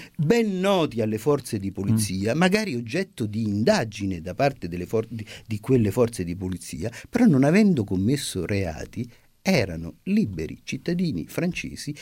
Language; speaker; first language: Italian; native; Italian